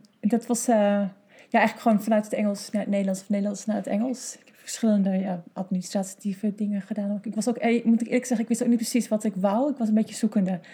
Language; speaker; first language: Dutch; non-native, fluent; English